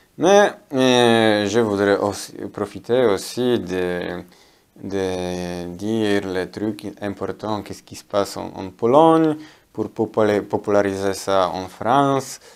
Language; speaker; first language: French; non-native, learner; Polish